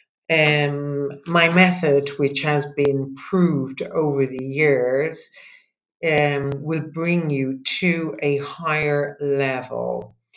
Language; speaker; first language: English; native; English